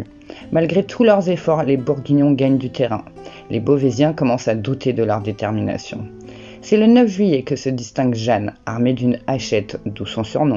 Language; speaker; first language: French; native; French